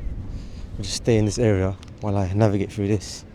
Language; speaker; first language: English; native; English